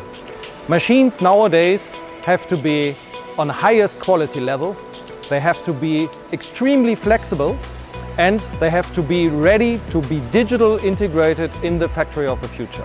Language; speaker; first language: English; non-native, fluent; German